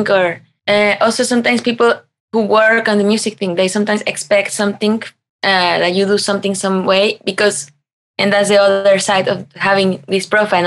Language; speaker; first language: English; non-native, fluent; Spanish